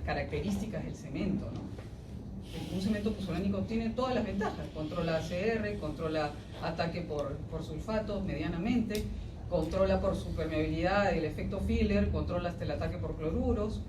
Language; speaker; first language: Spanish; native; Spanish